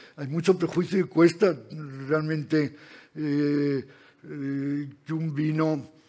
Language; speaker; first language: Spanish; native; Spanish